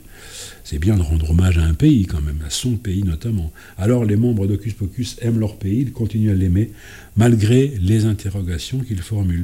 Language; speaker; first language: French; native; French